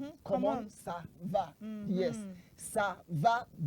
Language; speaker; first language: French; non-native, learner; Yoruba